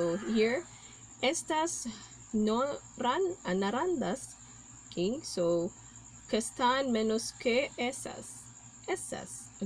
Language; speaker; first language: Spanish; non-native, learner; Cebuano